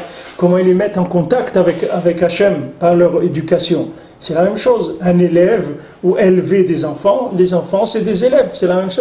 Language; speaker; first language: French; native; French